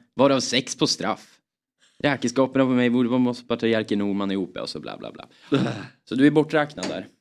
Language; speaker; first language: Swedish; native; Swedish